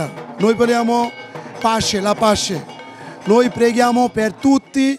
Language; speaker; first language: Italian; non-native, learner; Bangla